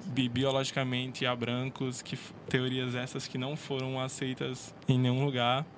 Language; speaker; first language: Portuguese; native; Portuguese